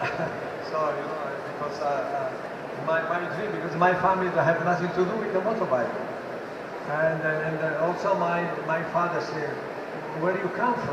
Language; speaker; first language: English; non-native, learner; Italian